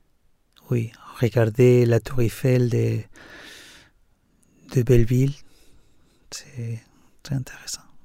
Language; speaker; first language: French; non-native, learner; Spanish